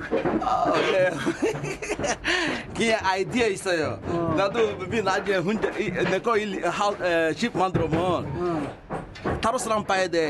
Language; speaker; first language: Korean; non-native, learner; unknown